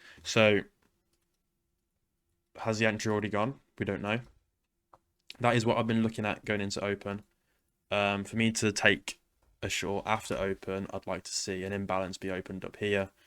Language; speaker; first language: English; native; English